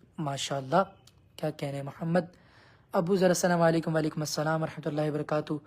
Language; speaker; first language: Urdu; non-native, local second language; Punjabi